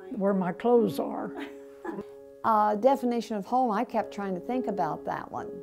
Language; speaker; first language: English; native; English